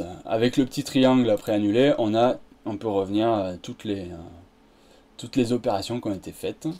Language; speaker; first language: French; native; French